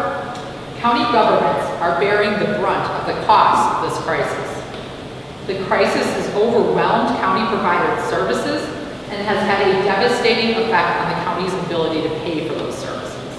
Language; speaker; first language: English; native; English